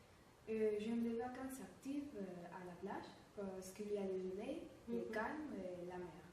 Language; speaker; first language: French; non-native, learner; Spanish